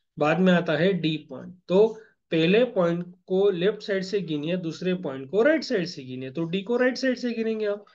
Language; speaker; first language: Hindi; non-native, local second language; Marathi